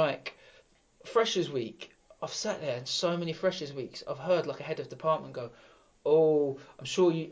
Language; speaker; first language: English; native; English